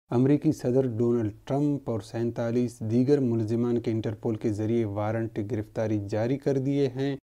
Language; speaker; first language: Urdu; non-native, local second language; Baluchi